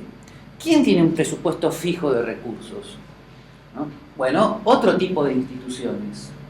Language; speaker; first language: Spanish; native; Spanish